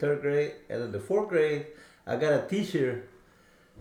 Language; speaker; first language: English; non-native, fluent; Spanish